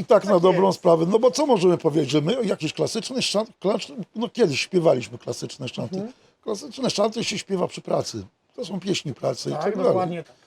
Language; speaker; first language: Polish; native; Polish